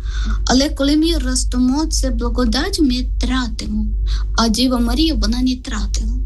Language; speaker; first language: Ukrainian; non-native, learner; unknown